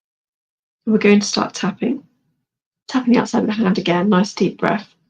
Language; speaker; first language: English; native; English